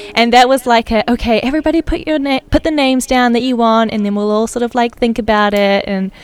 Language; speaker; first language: English; native; English